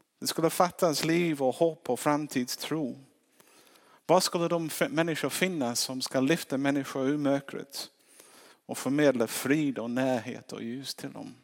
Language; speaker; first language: Swedish; non-native, fluent; English